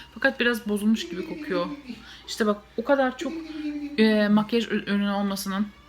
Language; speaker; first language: Turkish; native; Turkish